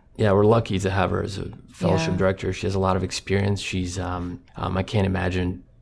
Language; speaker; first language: English; non-native, fluent; Croatian